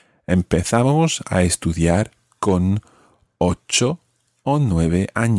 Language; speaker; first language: Spanish; non-native, fluent; English